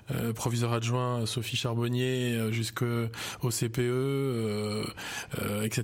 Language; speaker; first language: French; native; French